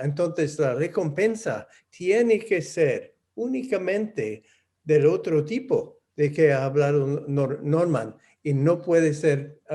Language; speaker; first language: Spanish; non-native, fluent; English